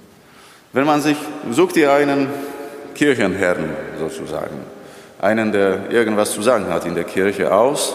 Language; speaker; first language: German; non-native, fluent; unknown